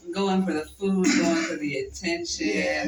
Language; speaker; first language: English; native; English